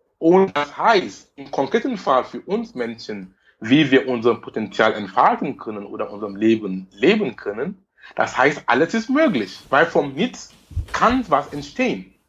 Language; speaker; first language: German; non-native, fluent; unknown